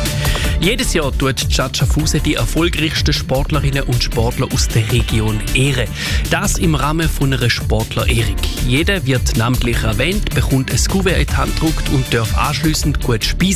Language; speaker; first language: German; native; German